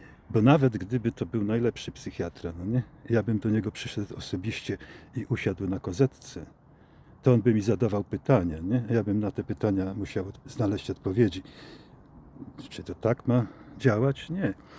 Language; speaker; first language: Polish; native; Polish